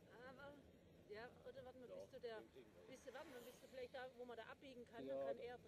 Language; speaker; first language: German; native; German